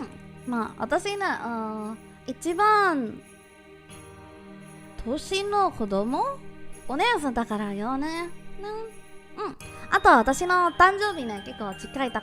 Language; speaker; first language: Japanese; non-native, learner; English